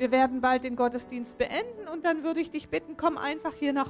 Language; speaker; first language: German; native; German